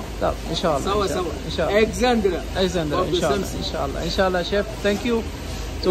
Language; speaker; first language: Arabic; non-native, learner; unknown